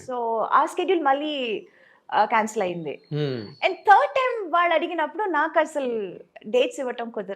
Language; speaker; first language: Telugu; non-native, local second language; Tamil